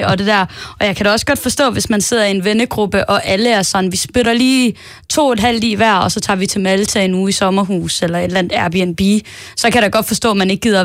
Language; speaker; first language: Danish; native; Danish